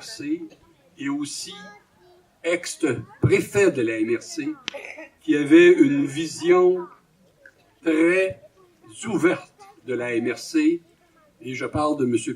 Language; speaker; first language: French; native; French